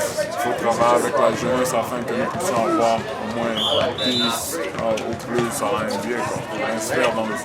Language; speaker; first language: French; non-native, local second language; Swahili